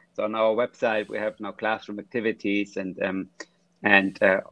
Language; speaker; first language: English; non-native, fluent; German